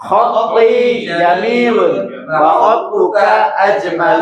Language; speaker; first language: Arabic; non-native, learner; Indonesian